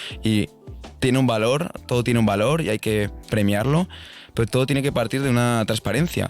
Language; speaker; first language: Spanish; native; Spanish